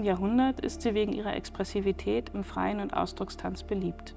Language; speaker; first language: German; native; German